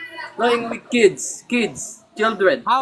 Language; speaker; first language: English; non-native, local second language; Filipino